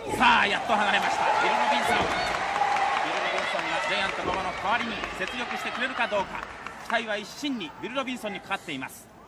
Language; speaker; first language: Japanese; native; Japanese